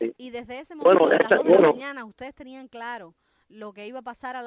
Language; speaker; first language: Spanish; native; Spanish